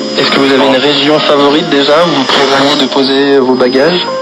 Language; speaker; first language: French; native; French